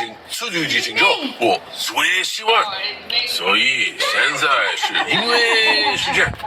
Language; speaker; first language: Chinese; non-native, learner; English